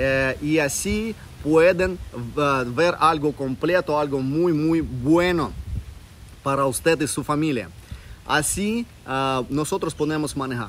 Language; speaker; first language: Spanish; non-native, fluent; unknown